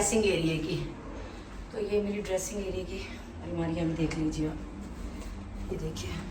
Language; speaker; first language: Hindi; native; Hindi